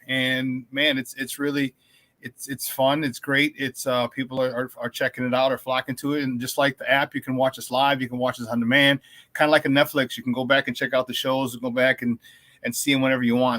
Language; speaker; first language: English; native; English